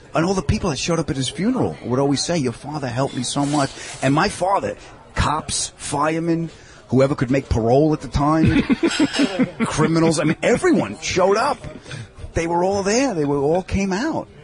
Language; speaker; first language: English; native; English